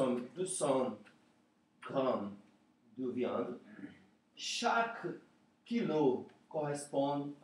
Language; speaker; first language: French; non-native, learner; Portuguese